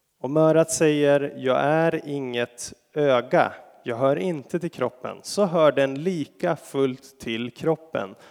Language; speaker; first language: Swedish; native; Swedish